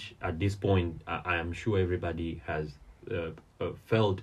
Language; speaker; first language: English; non-native, local second language; Swahili